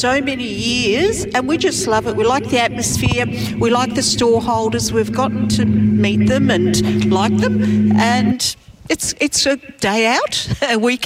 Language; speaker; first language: English; native; English